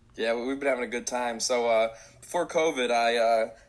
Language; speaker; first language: English; native; English